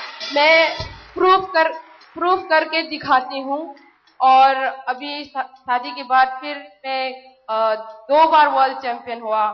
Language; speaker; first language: Hindi; non-native, local second language; Manipuri